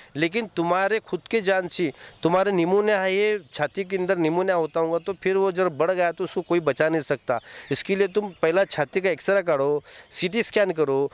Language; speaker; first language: Hindi; non-native, local second language; Urdu